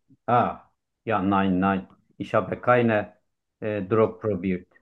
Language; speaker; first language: German; non-native, learner; Turkish